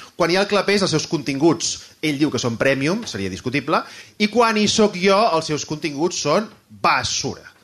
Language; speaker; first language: Catalan; native; Catalan